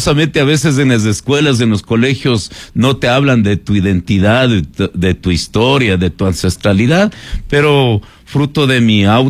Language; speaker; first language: Spanish; native; Spanish